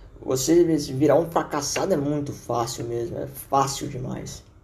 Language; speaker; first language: Portuguese; native; Portuguese